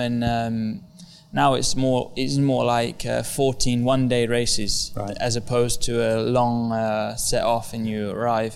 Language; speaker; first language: English; native; English